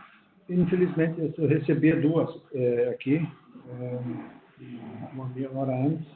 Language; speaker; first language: Portuguese; non-native, fluent; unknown